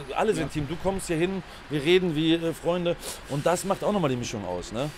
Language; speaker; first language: German; native; German